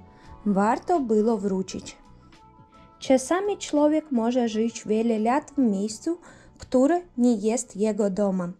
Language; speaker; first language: Polish; early bilingual, heritage; Polish